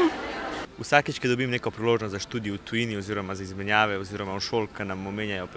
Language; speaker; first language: Slovenian; native; Slovenian